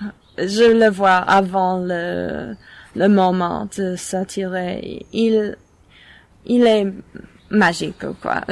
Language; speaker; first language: French; non-native, learner; English